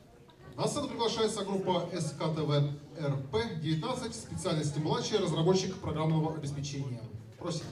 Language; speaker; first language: Russian; native; Russian